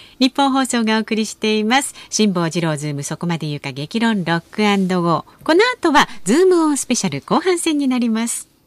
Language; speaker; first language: Japanese; native; Japanese